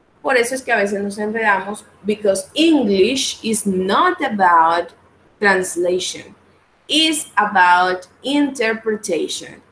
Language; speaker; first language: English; non-native, fluent; Spanish